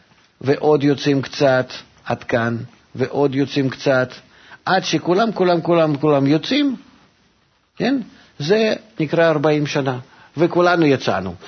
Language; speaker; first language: Hebrew; non-native, fluent; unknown